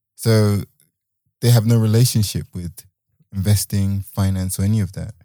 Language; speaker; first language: English; native; English